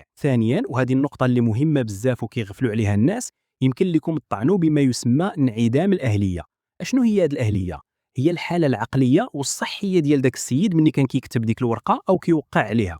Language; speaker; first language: Arabic; native; Arabic